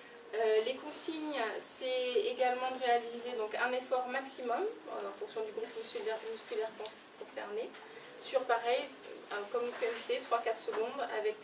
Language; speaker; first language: French; native; French